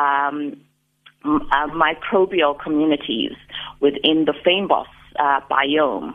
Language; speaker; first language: English; non-native, local second language; Xhosa